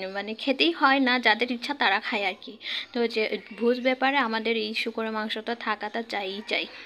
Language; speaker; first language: Bangla; non-native, local second language; Garo